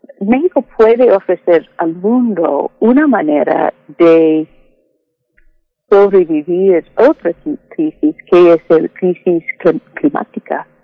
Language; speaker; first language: Spanish; non-native, fluent; English